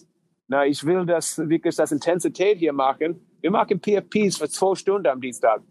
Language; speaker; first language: German; non-native, learner; English